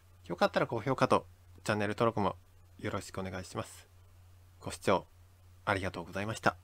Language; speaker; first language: Japanese; native; Japanese